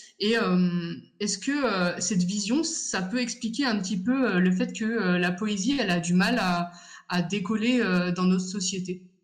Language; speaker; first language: French; native; French